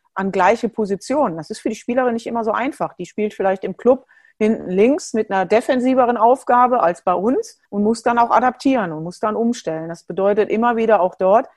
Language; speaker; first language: German; native; German